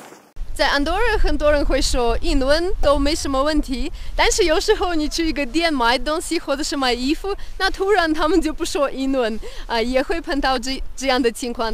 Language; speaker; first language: Chinese; non-native, fluent; Russian